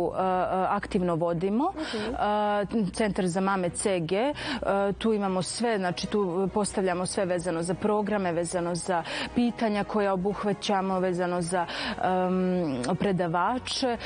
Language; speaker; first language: Serbian; native; Serbian